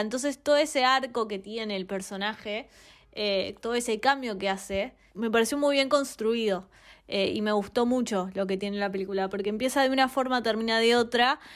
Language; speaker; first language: Spanish; native; Spanish